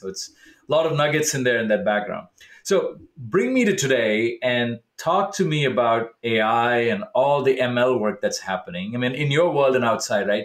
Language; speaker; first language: English; non-native, local second language; Tamil